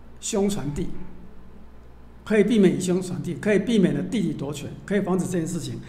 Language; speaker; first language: Chinese; native; Chinese